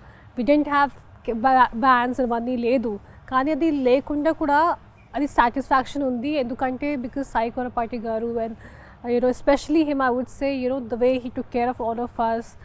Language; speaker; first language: Telugu; non-native, fluent; Hindi